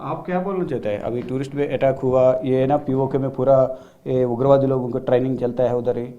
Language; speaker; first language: Hindi; non-native, local second language; Telugu